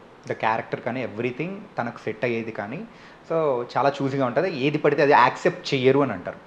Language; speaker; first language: Telugu; native; Telugu